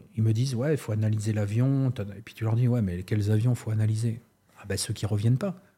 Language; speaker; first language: French; native; French